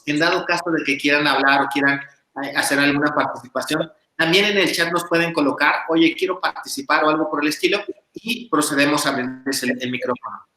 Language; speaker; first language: Spanish; native; Spanish